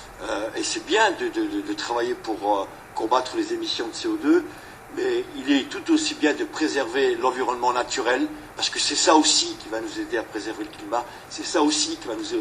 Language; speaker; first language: French; native; French